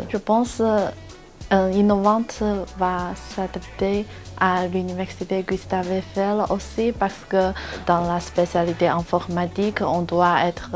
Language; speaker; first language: French; non-native, learner; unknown